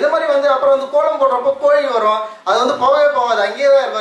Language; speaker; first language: Tamil; native; Tamil